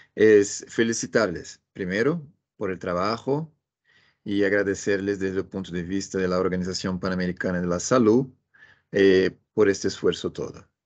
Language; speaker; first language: Spanish; non-native, fluent; Portuguese